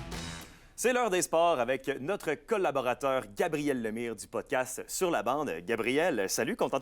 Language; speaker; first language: French; native; French